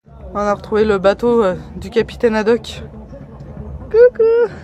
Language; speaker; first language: French; native; French